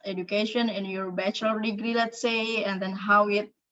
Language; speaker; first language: English; non-native, fluent; Indonesian